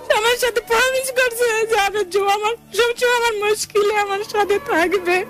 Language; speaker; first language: Bangla; early bilingual, heritage; Bangla